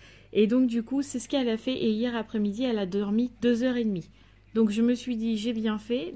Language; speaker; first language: French; native; French